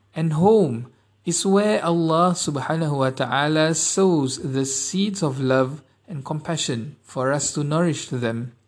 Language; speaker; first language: English; non-native, local second language; Malay